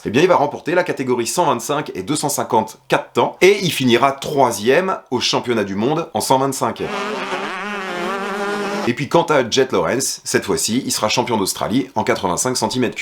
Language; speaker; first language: French; native; French